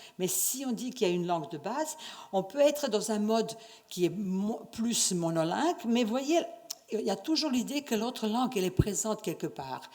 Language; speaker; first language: French; non-native, fluent; Serbian